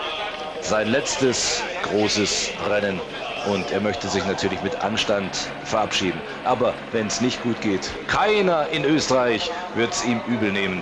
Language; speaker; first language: German; native; German